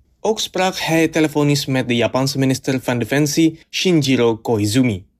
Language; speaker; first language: Dutch; non-native, fluent; Indonesian